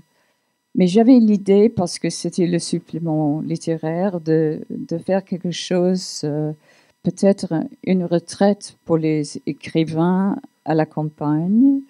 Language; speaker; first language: French; non-native, fluent; English